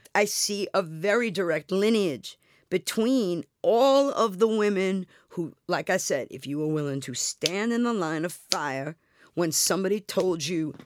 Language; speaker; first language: English; native; English